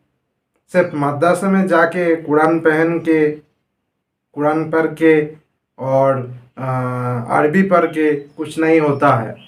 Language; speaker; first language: Hindi; non-native, fluent; Bangla